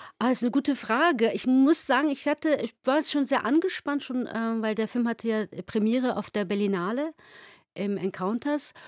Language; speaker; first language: German; early bilingual, other home language; Turkish